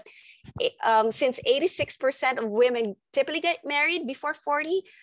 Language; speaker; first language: English; non-native, local second language; Filipino